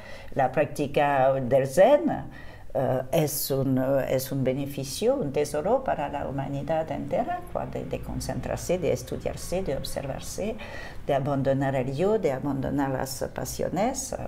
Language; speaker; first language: Spanish; non-native, fluent; French